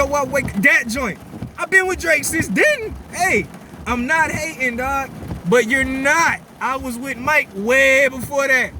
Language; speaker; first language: English; native; English